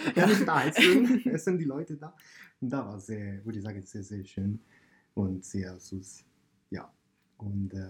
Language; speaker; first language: German; non-native, learner; Italian